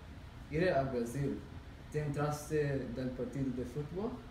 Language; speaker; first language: Spanish; non-native, learner; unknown